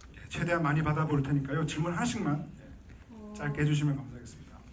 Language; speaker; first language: Korean; native; Korean